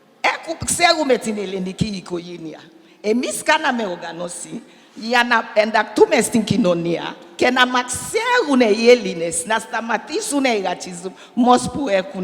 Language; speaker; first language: Greek; non-native, learner; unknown